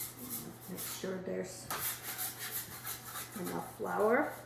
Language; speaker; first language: English; non-native, fluent; Portuguese